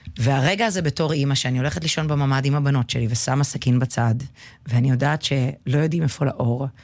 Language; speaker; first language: Hebrew; early bilingual, other home language; Russian